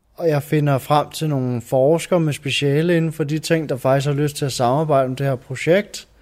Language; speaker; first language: Danish; native; Danish